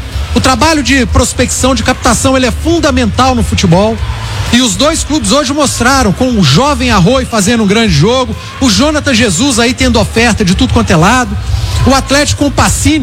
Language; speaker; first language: Portuguese; native; Portuguese